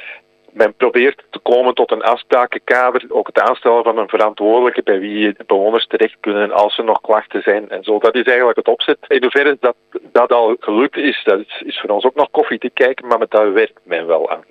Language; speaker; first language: Dutch; native; Dutch